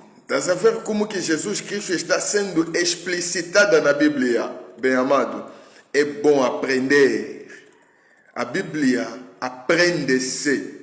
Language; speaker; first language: Portuguese; non-native, fluent; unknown